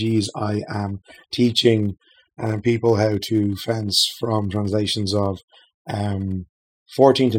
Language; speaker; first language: English; native; English